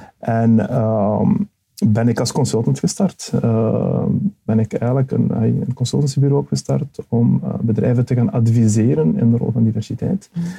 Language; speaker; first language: Dutch; early bilingual, other home language; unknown